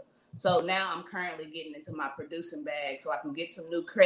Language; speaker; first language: English; native; English